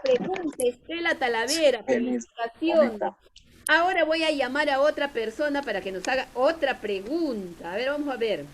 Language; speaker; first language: Spanish; native; Spanish